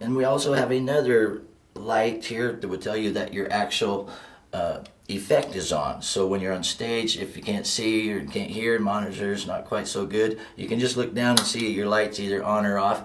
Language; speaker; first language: English; native; English